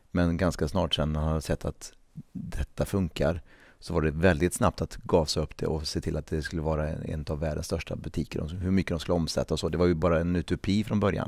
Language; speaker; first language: Swedish; native; Swedish